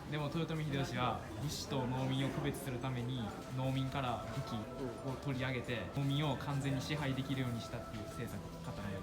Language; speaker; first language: Japanese; native; Japanese